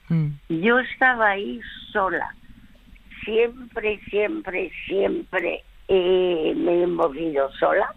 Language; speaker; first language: Spanish; early bilingual, other home language; French